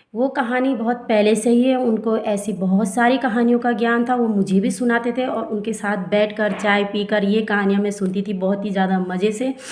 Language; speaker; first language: Hindi; non-native, local second language; Garhwali